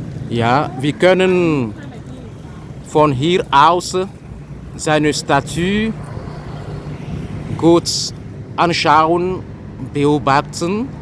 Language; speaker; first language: German; non-native, fluent; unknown